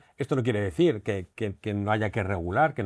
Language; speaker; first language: Spanish; native; Spanish